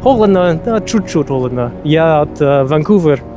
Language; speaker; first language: Russian; non-native, learner; English